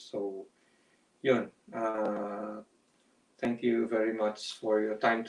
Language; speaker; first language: English; non-native, local second language; Filipino